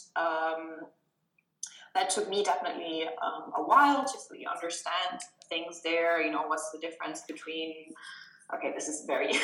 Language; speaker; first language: English; non-native, fluent; German